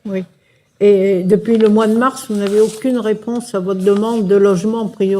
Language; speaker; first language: French; native; French